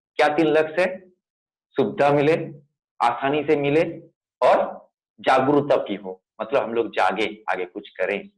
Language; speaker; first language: Hindi; non-native, local second language; Bangla